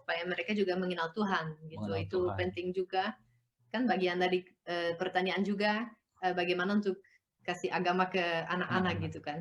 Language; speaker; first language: Indonesian; non-native, fluent; Dutch